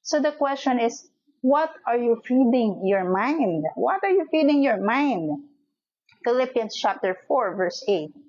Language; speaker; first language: English; non-native, local second language; Filipino